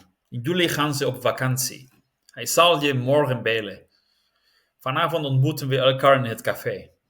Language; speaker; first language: Dutch; non-native, learner; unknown